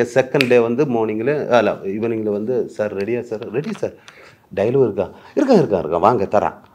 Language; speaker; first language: Tamil; non-native, learner; Malayalam